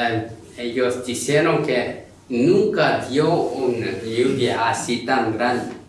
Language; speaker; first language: Spanish; non-native, learner; Korean